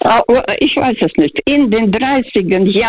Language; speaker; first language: German; non-native, local second language; Russian